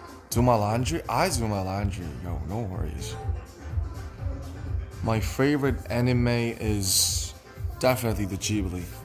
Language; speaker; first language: English; non-native, fluent; Korean